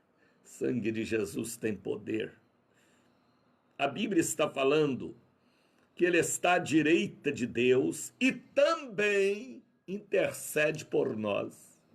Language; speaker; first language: Portuguese; native; Portuguese